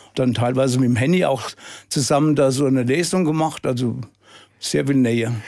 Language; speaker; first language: German; native; German